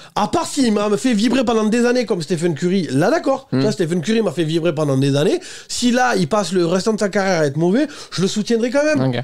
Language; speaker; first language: French; native; French